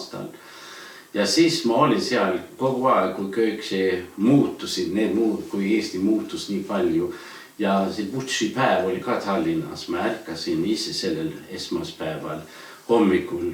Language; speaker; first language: Estonian; non-native, fluent; Swedish